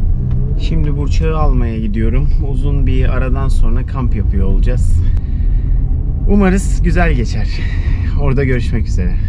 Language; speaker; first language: Turkish; native; Turkish